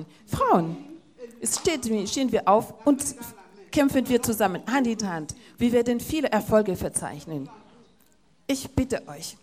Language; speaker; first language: German; non-native, fluent; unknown